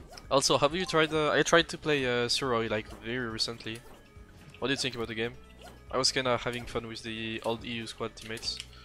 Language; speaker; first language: English; non-native, fluent; French